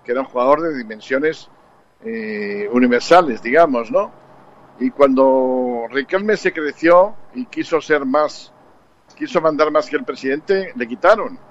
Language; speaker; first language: Spanish; native; Spanish